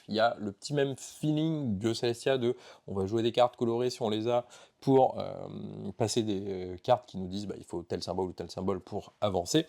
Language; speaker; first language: French; native; French